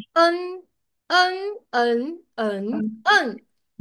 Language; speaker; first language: Chinese; non-native, fluent; Burmese